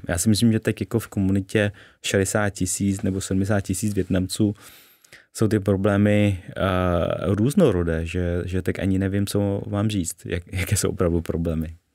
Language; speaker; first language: Czech; early bilingual, other home language; Vietnamese